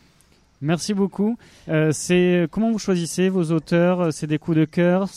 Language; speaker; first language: French; native; French